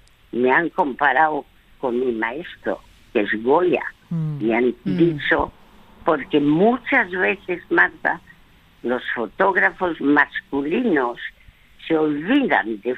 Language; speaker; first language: Spanish; early bilingual, other home language; French